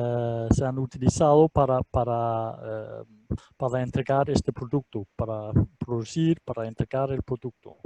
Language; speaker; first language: Spanish; non-native, fluent; Danish